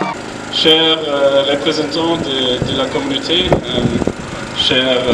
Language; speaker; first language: French; non-native, learner; German